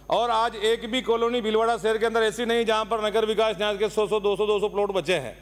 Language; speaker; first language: Hindi; native; Hindi